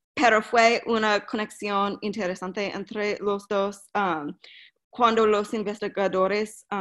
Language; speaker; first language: Spanish; non-native, learner; English